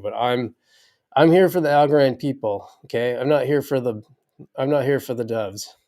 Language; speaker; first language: English; native; English